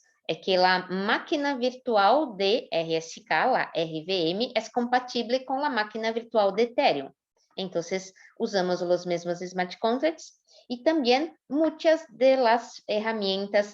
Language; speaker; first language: Spanish; non-native, fluent; Portuguese